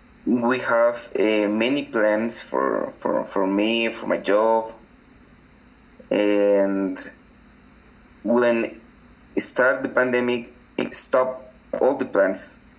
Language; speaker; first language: English; non-native, learner; Spanish